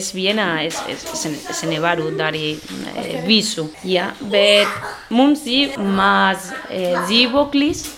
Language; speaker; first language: Latvian; non-native, learner; Spanish